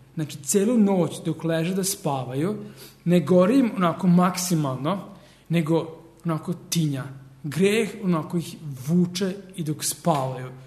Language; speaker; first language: Serbian; early bilingual, heritage; Serbian